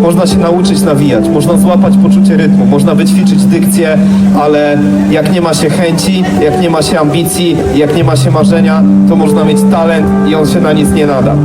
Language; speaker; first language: Polish; native; Polish